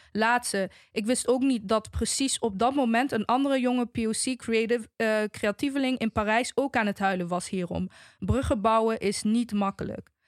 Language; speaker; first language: Dutch; native; Dutch